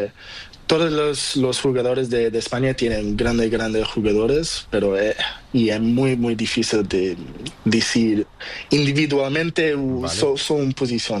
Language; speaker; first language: Spanish; non-native, learner; Portuguese